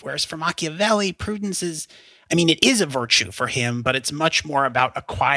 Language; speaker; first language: English; native; English